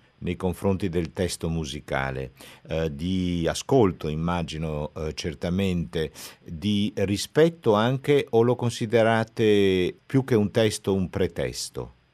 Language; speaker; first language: Italian; native; Italian